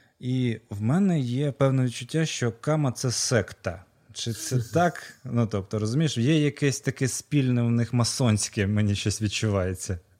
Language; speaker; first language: Ukrainian; non-native, local second language; Russian